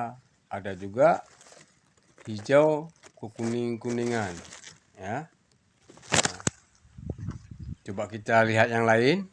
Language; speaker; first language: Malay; non-native, local second language; Achinese